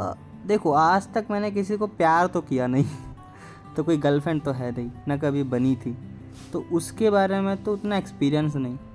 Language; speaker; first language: Hindi; native; Hindi